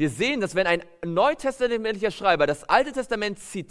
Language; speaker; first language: German; native; German